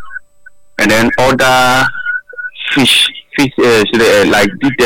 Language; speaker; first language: English; non-native, local second language; Ga